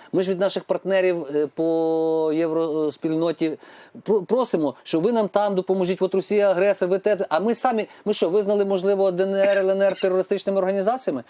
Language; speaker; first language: Ukrainian; native; Ukrainian